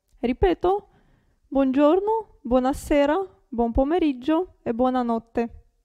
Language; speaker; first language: Italian; non-native, fluent; Romanian